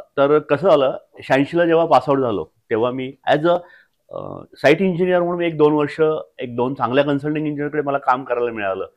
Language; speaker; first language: Marathi; native; Marathi